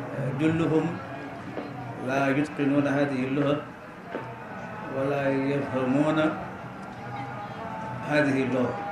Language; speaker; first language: Arabic; non-native, fluent; Wolof